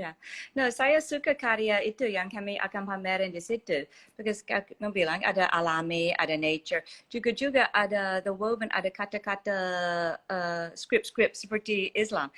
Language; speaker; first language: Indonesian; non-native, fluent; English